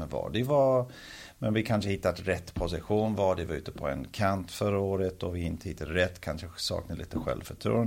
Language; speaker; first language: Swedish; early bilingual, heritage; Swedish